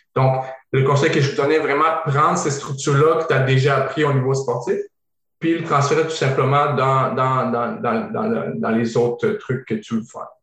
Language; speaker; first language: French; early bilingual, other home language; Bosnian